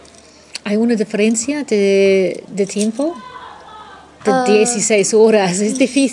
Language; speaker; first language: Spanish; non-native, fluent; English